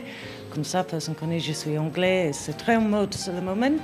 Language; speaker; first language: French; non-native, learner; English